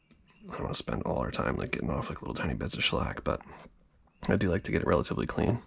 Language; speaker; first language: English; native; English